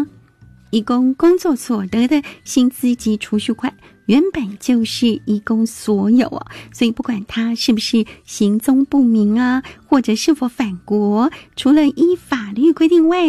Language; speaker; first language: Chinese; native; Chinese